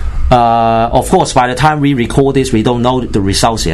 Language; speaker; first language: English; non-native, local second language; Cantonese